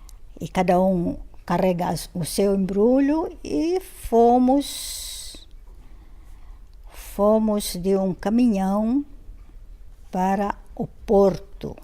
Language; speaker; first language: Portuguese; non-native, fluent; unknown